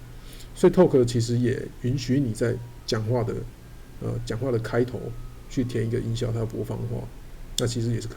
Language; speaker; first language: Chinese; native; Chinese